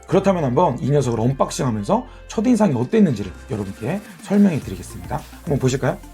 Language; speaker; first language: Korean; native; Korean